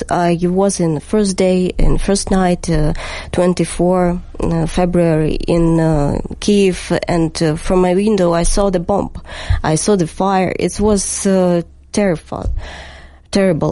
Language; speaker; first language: English; non-native, learner; Ukrainian